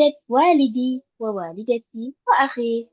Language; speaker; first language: Arabic; non-native, fluent; Indonesian